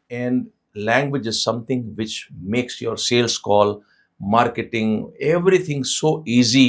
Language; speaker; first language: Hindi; non-native, local second language; Sindhi